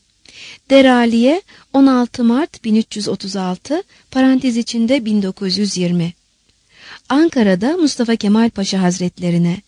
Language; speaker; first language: Turkish; native; Turkish